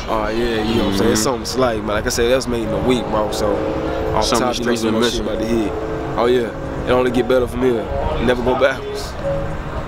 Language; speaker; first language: English; native; English